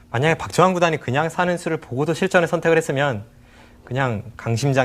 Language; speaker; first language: Korean; native; Korean